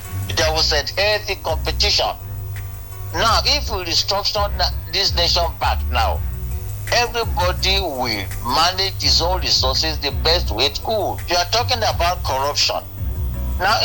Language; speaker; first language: English; non-native, local second language; Yoruba